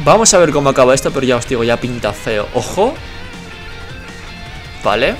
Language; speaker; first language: Spanish; native; Spanish